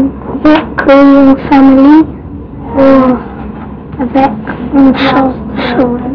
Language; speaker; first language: French; non-native, learner; English